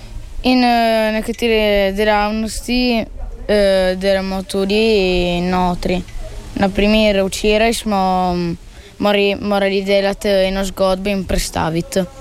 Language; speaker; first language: Slovenian; early bilingual, heritage; Italian